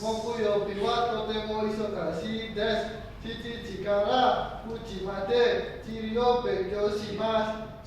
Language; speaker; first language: Japanese; non-native, learner; Indonesian